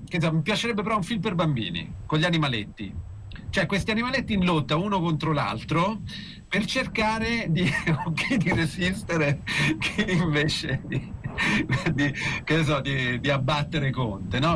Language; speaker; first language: Italian; native; Italian